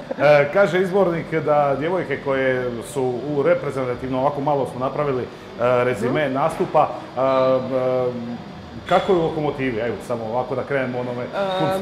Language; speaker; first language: Croatian; native; Croatian